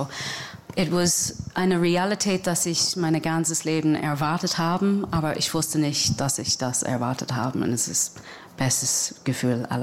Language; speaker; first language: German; non-native, learner; English